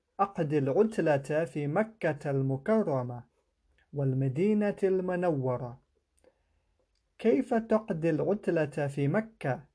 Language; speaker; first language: Arabic; non-native, fluent; English